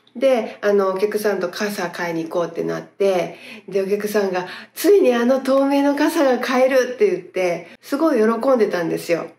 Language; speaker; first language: Japanese; native; Japanese